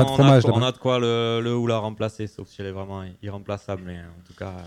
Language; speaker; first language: French; native; French